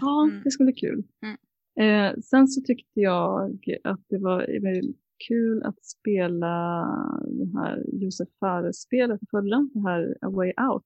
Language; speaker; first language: Swedish; native; Swedish